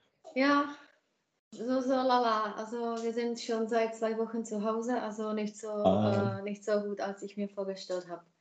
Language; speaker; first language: German; non-native, fluent; Czech